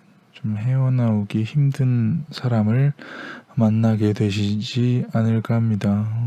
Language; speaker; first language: Korean; native; Korean